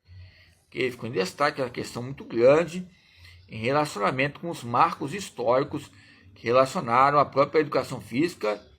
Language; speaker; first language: Portuguese; native; Portuguese